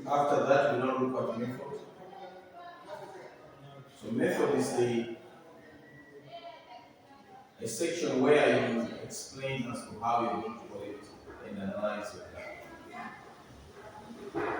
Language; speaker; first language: English; non-native, local second language; Nyanja